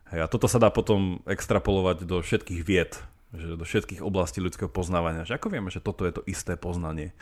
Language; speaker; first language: Slovak; native; Slovak